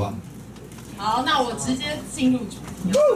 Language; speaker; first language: Chinese; native; Chinese